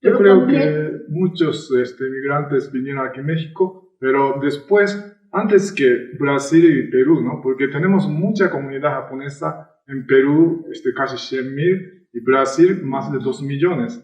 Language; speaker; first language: Spanish; non-native, fluent; Japanese